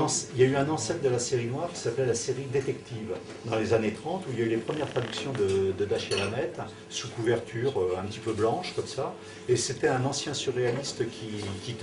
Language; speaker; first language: French; native; French